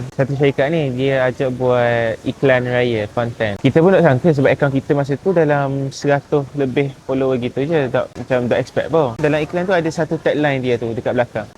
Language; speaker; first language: Malay; early bilingual, other home language; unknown